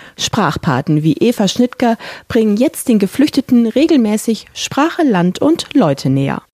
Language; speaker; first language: German; native; German